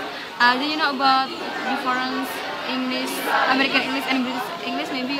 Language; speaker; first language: English; non-native, learner; Indonesian